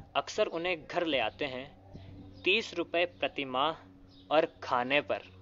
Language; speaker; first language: Hindi; native; Hindi